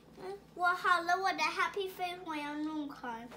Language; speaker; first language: Chinese; early bilingual, heritage; Chinese